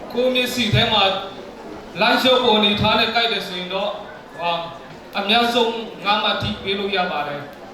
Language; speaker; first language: Burmese; non-native, local second language; Tedim Chin